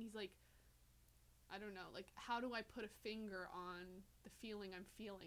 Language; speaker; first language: English; native; English